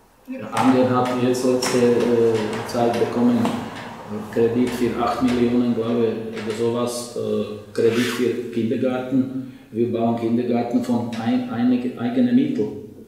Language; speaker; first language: German; non-native, learner; Slovak